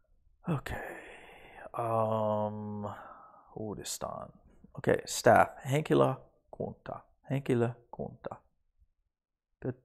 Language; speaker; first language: Finnish; non-native, learner; English